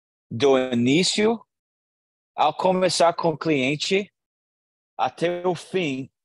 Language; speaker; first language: Portuguese; non-native, learner; English